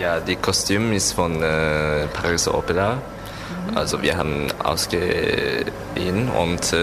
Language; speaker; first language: German; non-native, learner; Japanese